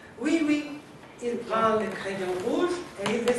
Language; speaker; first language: French; non-native, fluent; Spanish